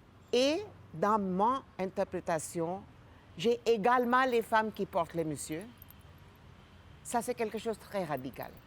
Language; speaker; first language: French; non-native, fluent; Gujarati